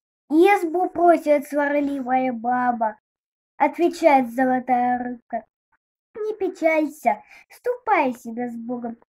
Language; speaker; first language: Russian; native; Russian